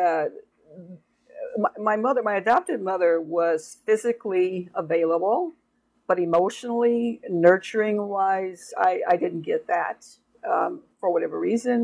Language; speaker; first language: English; native; English